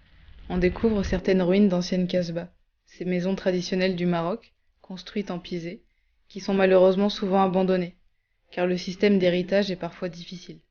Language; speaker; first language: French; native; French